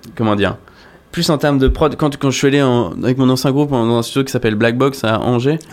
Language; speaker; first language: French; native; French